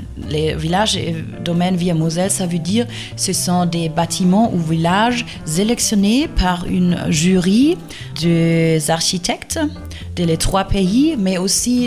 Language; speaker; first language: French; non-native, fluent; German